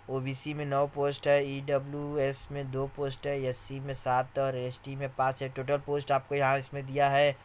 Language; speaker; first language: Hindi; native; Hindi